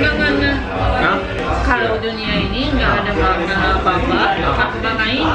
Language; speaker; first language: Indonesian; non-native, learner; Japanese